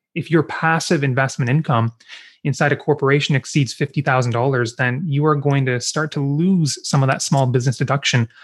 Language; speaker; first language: English; native; English